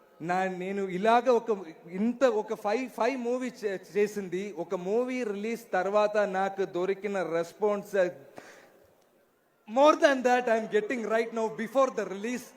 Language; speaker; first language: Telugu; non-native, learner; Malayalam